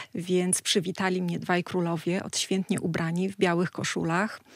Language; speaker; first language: Polish; native; Polish